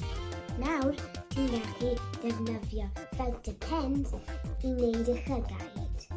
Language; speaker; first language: Welsh; non-native, local second language; English